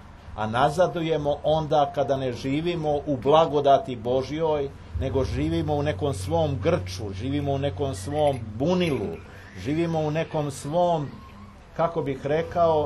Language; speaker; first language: Serbian; native; Serbian